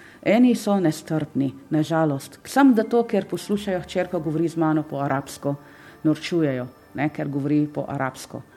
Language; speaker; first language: Slovenian; non-native, fluent; Arabic